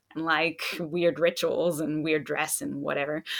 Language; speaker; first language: English; native; English